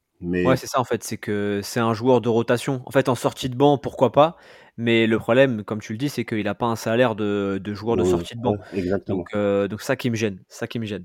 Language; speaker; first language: French; native; French